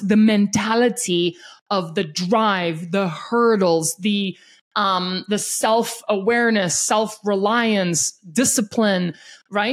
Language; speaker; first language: English; non-native, local second language; Afrikaans